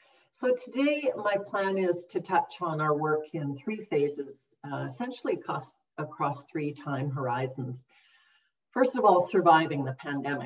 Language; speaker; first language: English; native; English